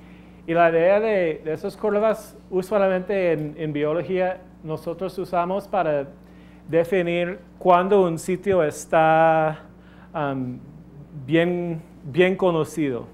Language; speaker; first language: Spanish; non-native, fluent; English